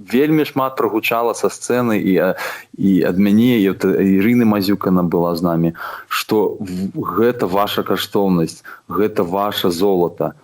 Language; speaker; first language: Belarusian; non-native, local second language; Russian